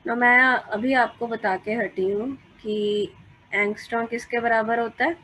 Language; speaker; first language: Hindi; non-native, local second language; Punjabi